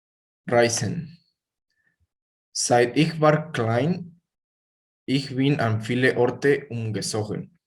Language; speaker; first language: German; non-native, learner; Spanish